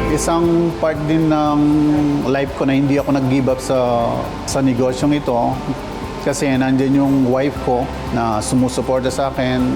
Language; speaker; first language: Filipino; non-native, local second language; Pampanga